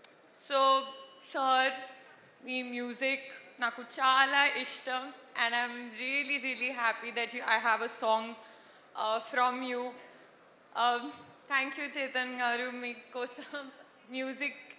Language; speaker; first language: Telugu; non-native, learner; Hindi